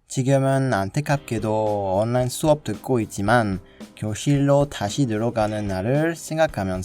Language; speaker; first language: Korean; non-native, learner; French